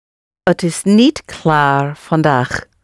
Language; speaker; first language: Dutch; non-native, learner; English